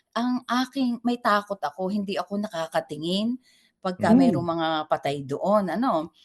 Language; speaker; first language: Filipino; native; Filipino